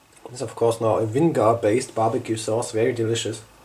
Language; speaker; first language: English; non-native, fluent; German